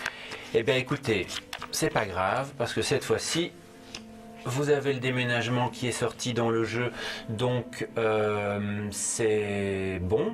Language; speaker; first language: French; native; French